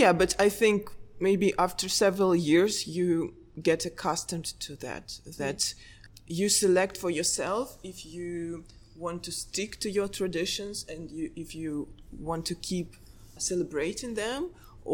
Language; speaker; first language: English; non-native, fluent; Russian